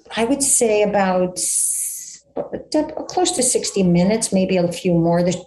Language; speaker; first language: English; early bilingual, other home language; Greek